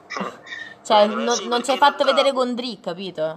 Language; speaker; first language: Italian; native; Italian